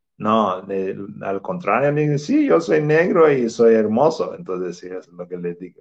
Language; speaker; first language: Spanish; non-native, fluent; Swahili